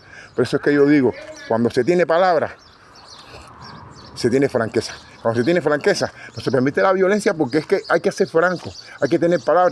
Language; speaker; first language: Spanish; native; Spanish